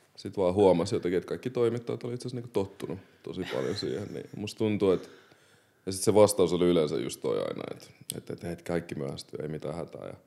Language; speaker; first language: Finnish; early bilingual, other home language; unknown